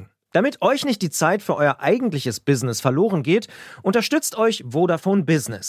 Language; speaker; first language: German; native; German